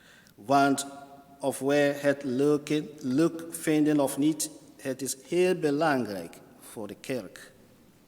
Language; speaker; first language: Dutch; non-native, fluent; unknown